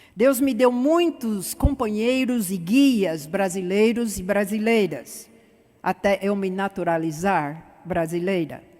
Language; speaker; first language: Portuguese; non-native, fluent; English